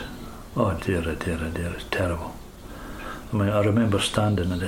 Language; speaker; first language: English; native; English